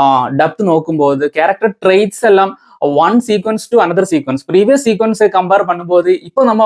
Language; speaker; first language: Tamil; non-native, learner; Malayalam